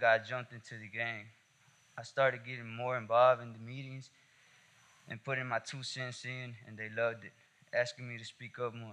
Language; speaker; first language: English; native; English